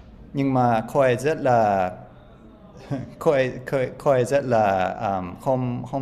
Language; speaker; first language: Vietnamese; non-native, learner; English